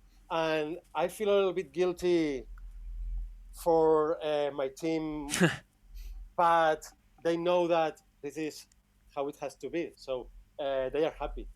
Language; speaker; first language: English; non-native, fluent; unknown